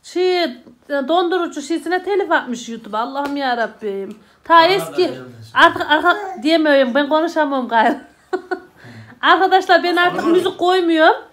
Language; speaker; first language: Turkish; native; Turkish